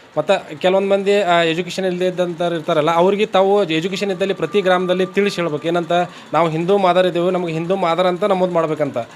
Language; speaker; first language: Kannada; native; Kannada